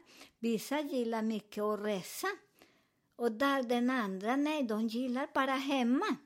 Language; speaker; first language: Swedish; non-native, learner; Spanish